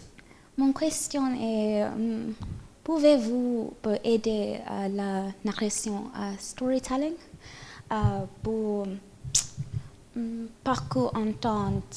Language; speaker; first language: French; non-native, learner; English